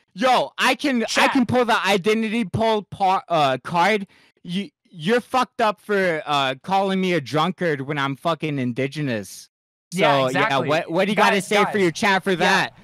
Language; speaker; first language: English; native; English